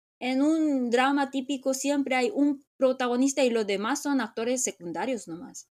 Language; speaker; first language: Spanish; non-native, fluent; Korean